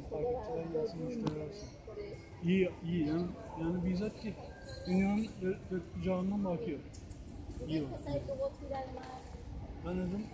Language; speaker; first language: Turkish; non-native, learner; Persian